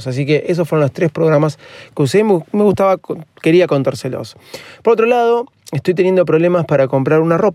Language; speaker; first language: Spanish; native; Spanish